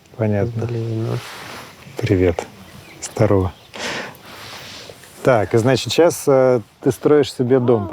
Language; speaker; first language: Russian; native; Russian